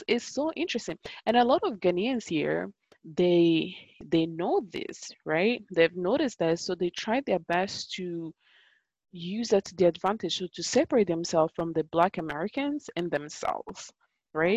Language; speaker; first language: English; non-native, fluent; Italian